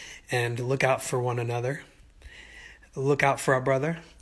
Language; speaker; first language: English; native; English